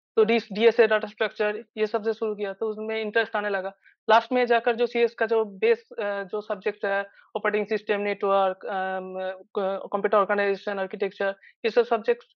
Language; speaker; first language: Hindi; non-native, local second language; Bangla